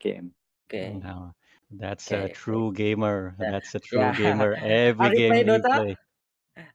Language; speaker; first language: English; non-native, fluent; Indonesian